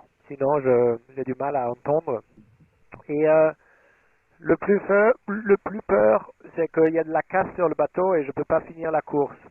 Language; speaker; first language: French; non-native, fluent; German